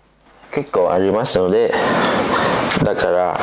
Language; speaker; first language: Japanese; non-native, learner; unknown